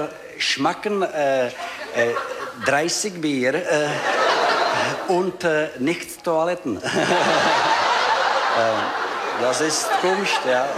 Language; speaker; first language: German; non-native, learner; Czech